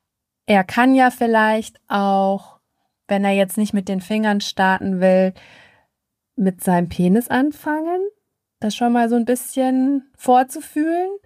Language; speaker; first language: German; native; German